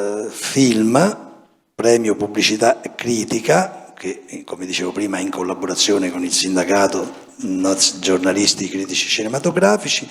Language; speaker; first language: Italian; native; Italian